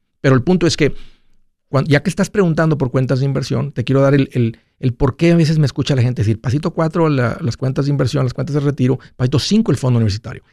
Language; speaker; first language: Spanish; native; Spanish